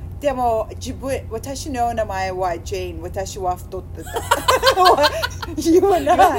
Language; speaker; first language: Japanese; non-native, learner; English